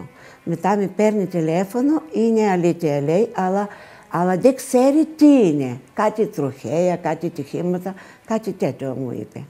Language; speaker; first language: Greek; non-native, learner; Bulgarian